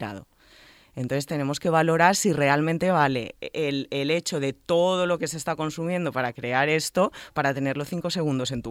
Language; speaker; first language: Spanish; native; Spanish